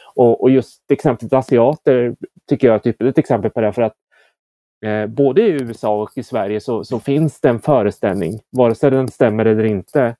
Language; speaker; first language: Swedish; native; Swedish